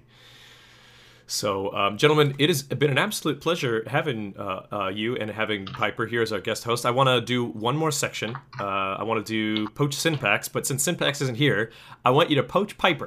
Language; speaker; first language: English; native; English